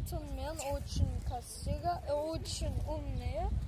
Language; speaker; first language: Russian; non-native, learner; Turkish